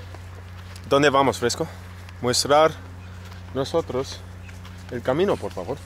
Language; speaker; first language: Spanish; non-native, learner; English